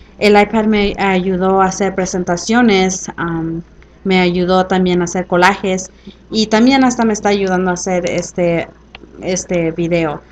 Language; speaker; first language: Spanish; early bilingual, heritage; Spanish